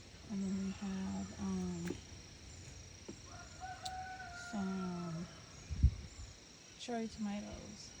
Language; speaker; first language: English; native; English